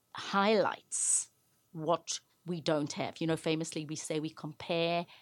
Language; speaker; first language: English; native; English